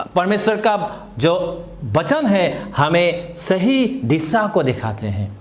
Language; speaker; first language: Hindi; non-native, local second language; Assamese